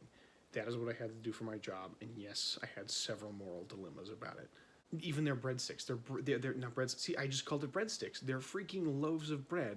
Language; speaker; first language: English; native; English